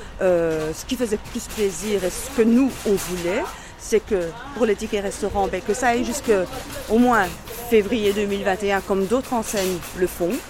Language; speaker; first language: French; native; French